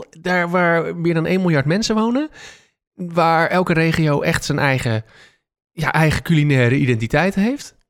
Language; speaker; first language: Dutch; native; Dutch